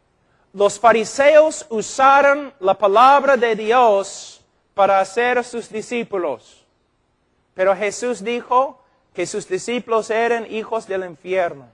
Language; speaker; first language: Spanish; non-native, fluent; English